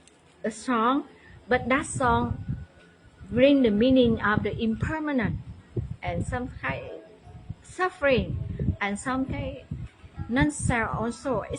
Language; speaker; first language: English; non-native, learner; Vietnamese